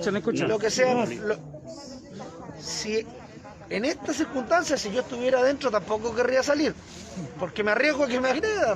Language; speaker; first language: Spanish; native; Spanish